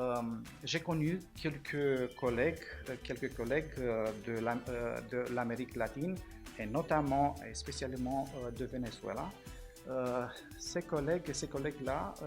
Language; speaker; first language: French; non-native, fluent; Romanian